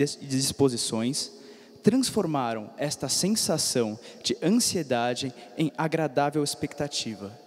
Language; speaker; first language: Portuguese; native; Portuguese